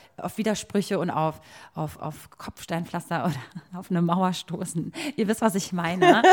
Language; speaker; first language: German; early bilingual, other home language; Croatian